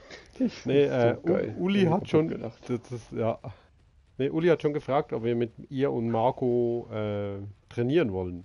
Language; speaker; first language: German; native; German